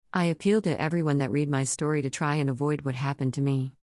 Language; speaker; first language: English; native; English